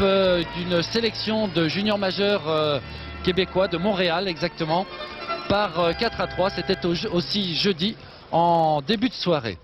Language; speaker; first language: French; native; French